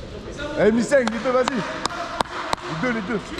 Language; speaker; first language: French; native; French